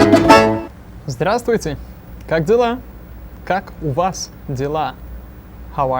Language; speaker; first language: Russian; non-native, fluent; English